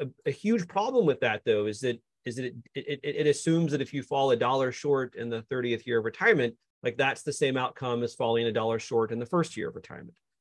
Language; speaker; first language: English; native; English